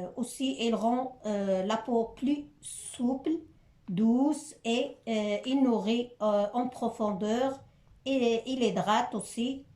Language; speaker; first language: French; non-native, local second language; Arabic